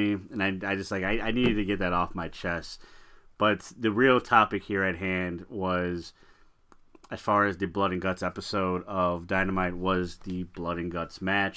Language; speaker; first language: English; native; English